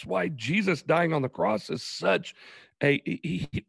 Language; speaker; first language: English; native; English